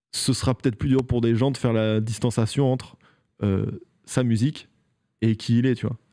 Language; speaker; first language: French; native; French